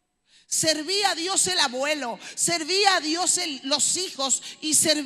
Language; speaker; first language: Spanish; native; Spanish